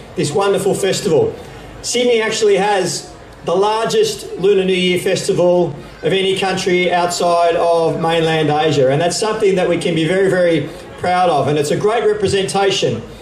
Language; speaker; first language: English; native; English